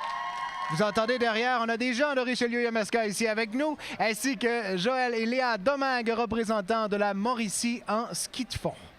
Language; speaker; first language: French; native; French